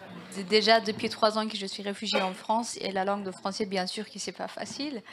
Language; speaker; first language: French; non-native, learner; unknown